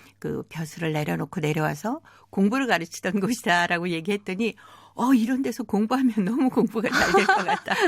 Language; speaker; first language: Korean; native; Korean